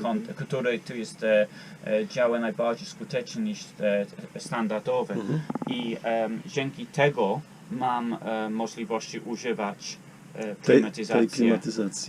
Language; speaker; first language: Polish; non-native, learner; English